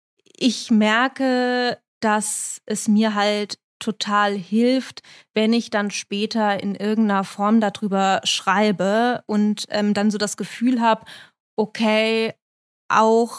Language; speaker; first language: German; native; German